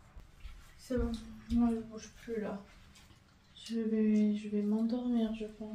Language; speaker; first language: French; native; French